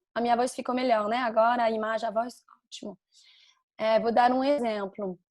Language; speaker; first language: Portuguese; non-native, fluent; French